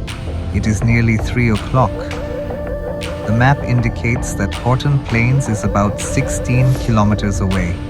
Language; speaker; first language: English; non-native, local second language; Sinhala